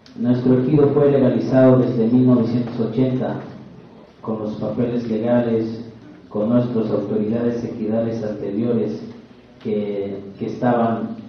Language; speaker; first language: Spanish; non-native, local second language; Tzeltal